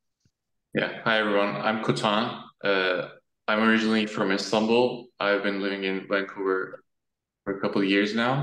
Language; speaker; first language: English; non-native, fluent; Turkish